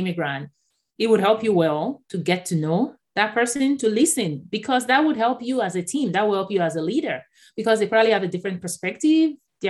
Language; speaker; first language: English; non-native, local second language; Yoruba